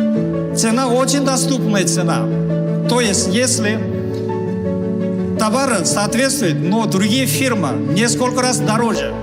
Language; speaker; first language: Russian; non-native, learner; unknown